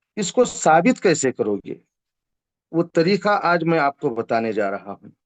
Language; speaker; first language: Hindi; non-native, local second language; Urdu